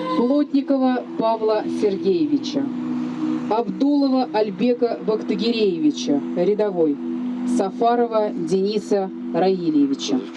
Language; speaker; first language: Russian; native; Russian